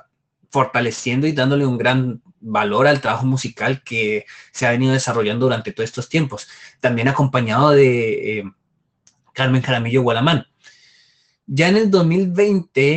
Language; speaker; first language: Spanish; native; Spanish